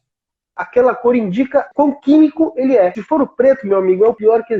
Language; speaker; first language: Portuguese; native; Portuguese